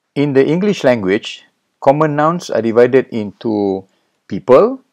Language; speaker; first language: English; non-native, local second language; Malay